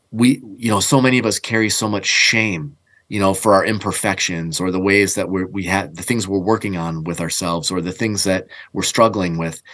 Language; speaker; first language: English; native; English